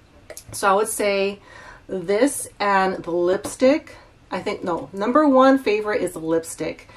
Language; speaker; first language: English; native; English